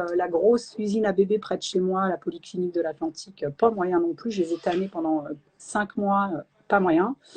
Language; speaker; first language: French; native; French